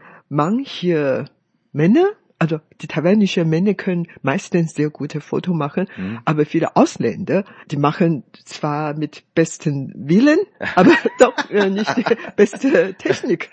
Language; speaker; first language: German; non-native, fluent; Chinese